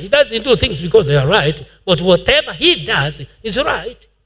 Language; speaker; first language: English; non-native, local second language; Swahili